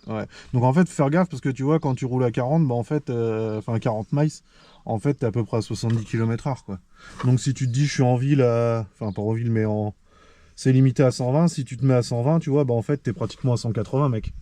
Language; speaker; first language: French; native; French